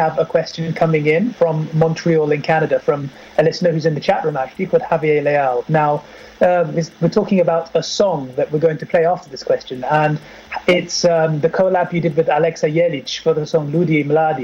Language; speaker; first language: English; non-native, local second language; Irish